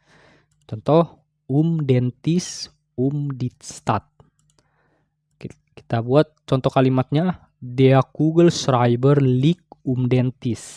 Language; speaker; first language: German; non-native, fluent; Indonesian